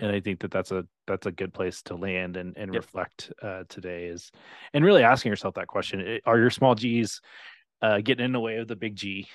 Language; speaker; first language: English; native; English